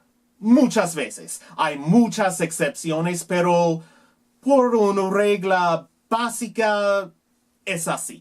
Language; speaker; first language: Spanish; non-native, learner; English